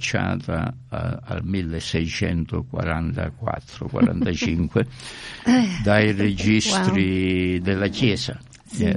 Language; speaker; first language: Italian; native; Italian